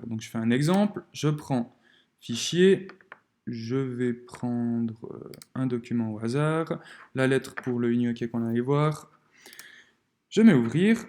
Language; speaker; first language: French; native; French